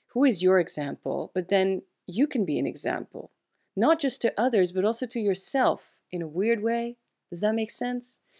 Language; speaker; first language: English; non-native, fluent; French